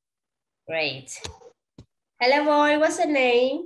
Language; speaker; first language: English; non-native, fluent; Vietnamese